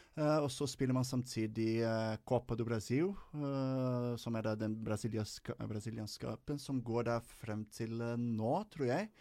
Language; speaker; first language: Norwegian; non-native, fluent; Portuguese